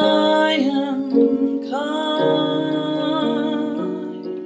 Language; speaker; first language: English; native; English